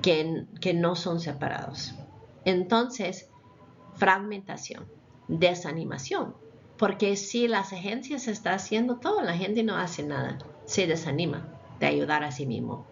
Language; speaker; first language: Spanish; non-native, fluent; English